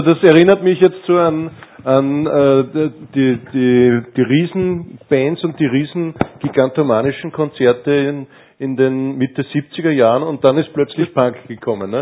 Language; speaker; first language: German; native; German